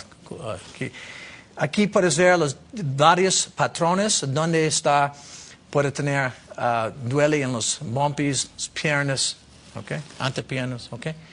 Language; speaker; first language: Spanish; non-native, learner; English